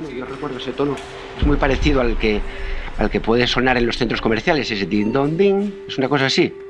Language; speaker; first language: Spanish; native; Spanish